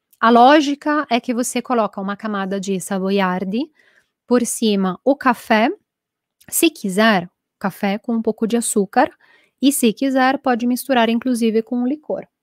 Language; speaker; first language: Portuguese; non-native, fluent; Italian